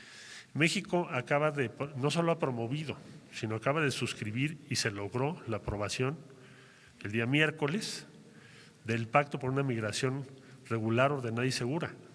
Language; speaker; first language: Spanish; native; Spanish